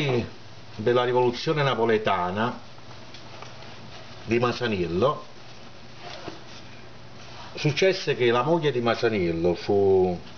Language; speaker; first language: Italian; native; Italian